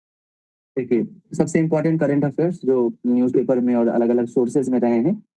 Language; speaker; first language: Hindi; native; Hindi